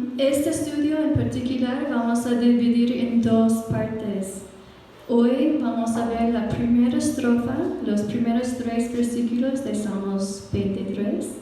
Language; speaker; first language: Spanish; non-native, fluent; English